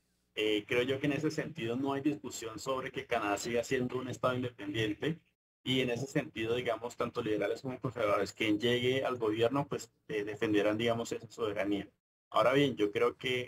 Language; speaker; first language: Spanish; native; Spanish